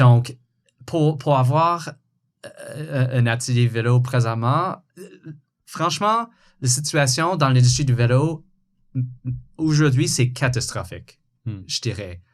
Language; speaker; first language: French; non-native, fluent; English